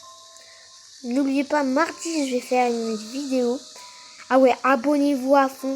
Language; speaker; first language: French; native; French